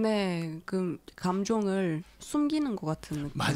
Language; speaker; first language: Korean; non-native, fluent; Turkish